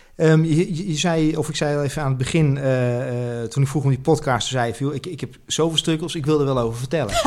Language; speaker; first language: Dutch; native; Dutch